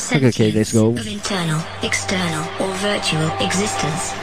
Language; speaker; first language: English; non-native, learner; Spanish